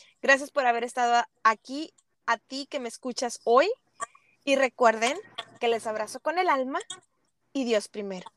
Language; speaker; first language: Spanish; native; Spanish